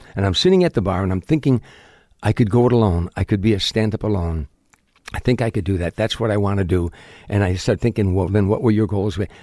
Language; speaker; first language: English; native; English